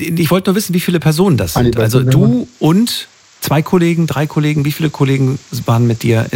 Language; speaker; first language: German; native; German